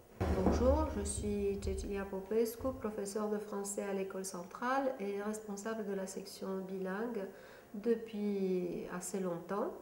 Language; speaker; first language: French; non-native, fluent; Romanian